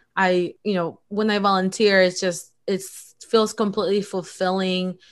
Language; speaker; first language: English; early bilingual, other home language; Spanish